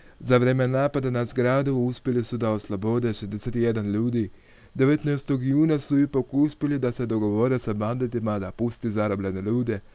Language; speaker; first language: Croatian; non-native, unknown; Russian